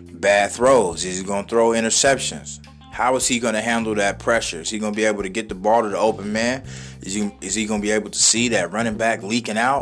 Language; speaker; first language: English; native; English